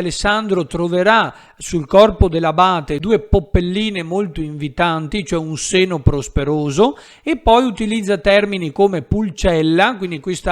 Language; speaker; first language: Italian; native; Italian